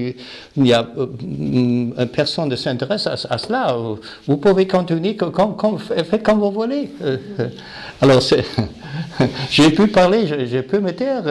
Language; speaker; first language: French; non-native, fluent; German